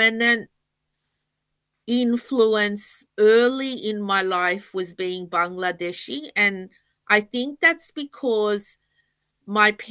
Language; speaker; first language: English; native; English